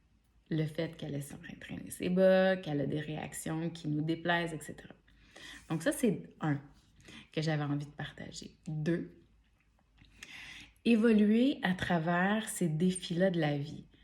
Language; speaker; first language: French; native; French